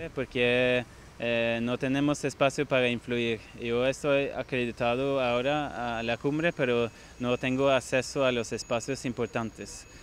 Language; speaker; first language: Spanish; non-native, fluent; Norwegian